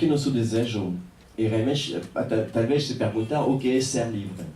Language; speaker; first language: Portuguese; non-native, fluent; French